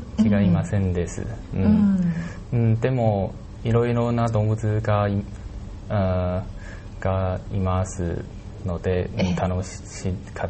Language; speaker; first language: Japanese; non-native, learner; Chinese